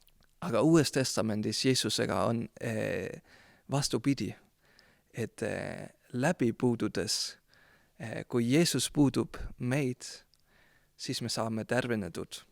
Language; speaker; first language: Estonian; non-native, fluent; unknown